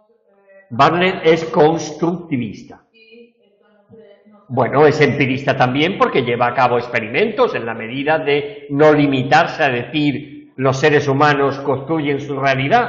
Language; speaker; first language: Spanish; native; Spanish